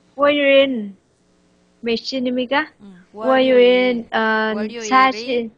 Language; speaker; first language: Korean; non-native, learner; Vietnamese